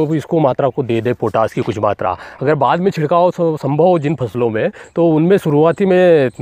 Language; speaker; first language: Hindi; native; Hindi